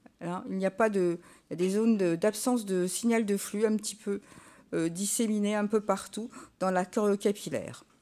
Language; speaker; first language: French; native; French